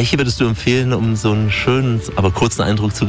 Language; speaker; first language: German; native; German